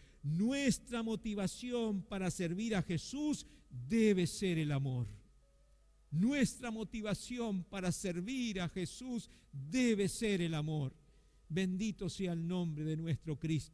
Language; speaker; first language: Spanish; native; Spanish